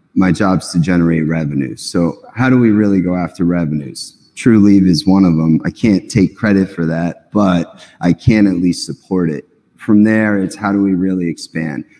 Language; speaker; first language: English; native; English